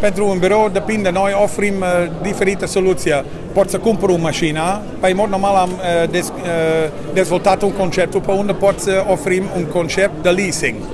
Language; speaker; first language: Romanian; non-native, learner; Dutch